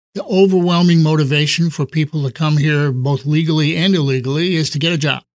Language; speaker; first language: English; native; English